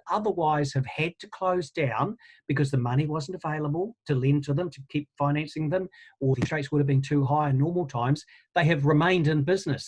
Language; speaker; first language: English; native; English